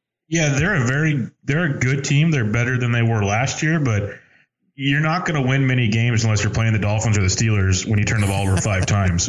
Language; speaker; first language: English; native; English